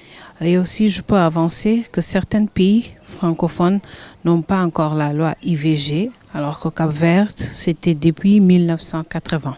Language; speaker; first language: French; non-native, fluent; Kabuverdianu